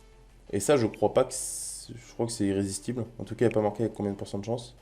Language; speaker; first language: French; native; French